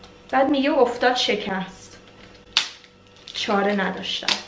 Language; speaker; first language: Persian; early bilingual, heritage; Persian